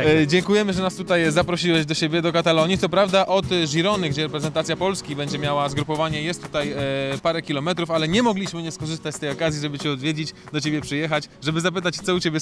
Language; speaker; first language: Polish; native; Polish